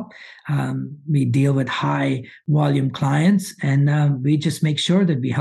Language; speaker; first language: English; early bilingual, other home language; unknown